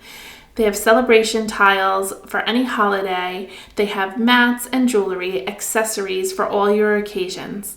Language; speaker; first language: English; native; English